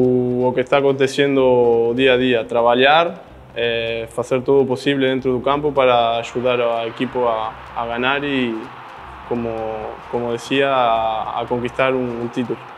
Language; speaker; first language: Portuguese; non-native, learner; Spanish